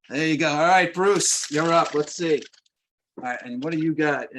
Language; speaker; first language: English; native; English